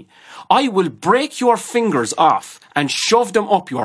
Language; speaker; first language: English; native; English